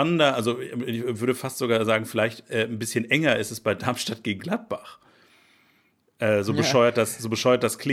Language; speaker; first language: German; native; German